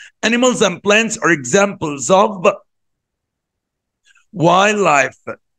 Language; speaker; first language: English; non-native, fluent; Arabic